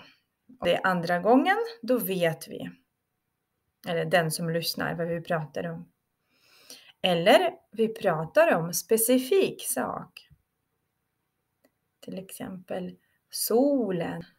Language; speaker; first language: Swedish; non-native, fluent; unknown